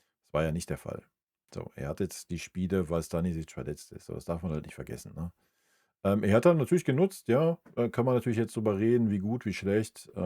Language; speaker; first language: German; native; German